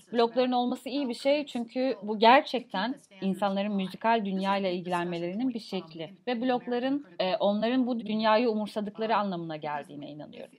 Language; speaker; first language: Turkish; native; Turkish